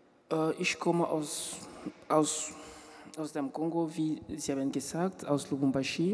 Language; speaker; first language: German; non-native, learner; French